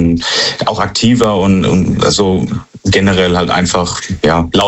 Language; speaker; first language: German; native; German